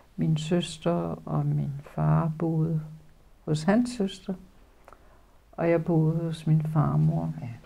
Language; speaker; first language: Danish; early bilingual, other home language; Polish